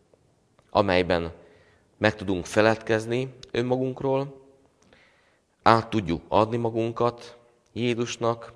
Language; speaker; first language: Hungarian; native; Hungarian